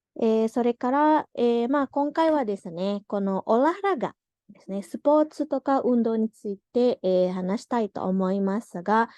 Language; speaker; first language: Japanese; non-native, fluent; Indonesian